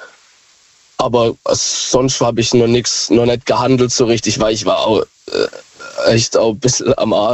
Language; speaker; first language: German; native; German